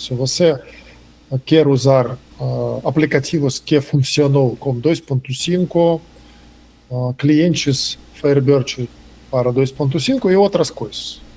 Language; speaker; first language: Portuguese; non-native, fluent; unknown